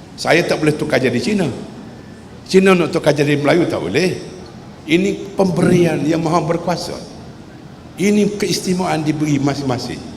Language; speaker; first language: Malay; native; Malay